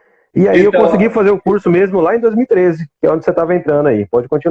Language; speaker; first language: Portuguese; native; Portuguese